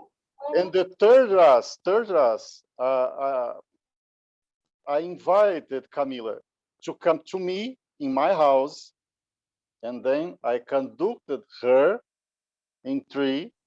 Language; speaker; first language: English; non-native, learner; Portuguese